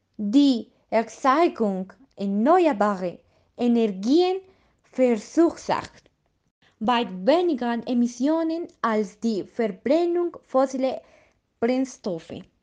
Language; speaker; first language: German; non-native, learner; Spanish